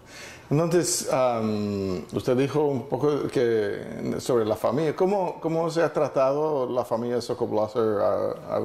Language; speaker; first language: Spanish; non-native, fluent; English